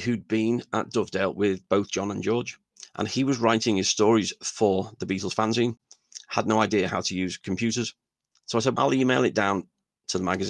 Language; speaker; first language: English; native; English